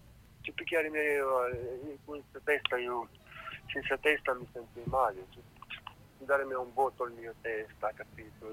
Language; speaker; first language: Italian; non-native, learner; Arabic